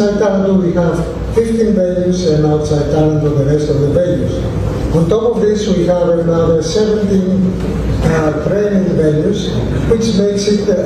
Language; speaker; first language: English; non-native, fluent; Greek